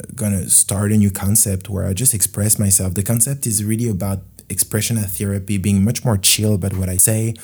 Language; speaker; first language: English; non-native, fluent; French